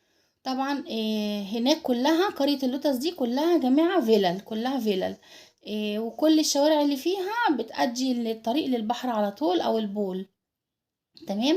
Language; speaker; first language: Arabic; native; Arabic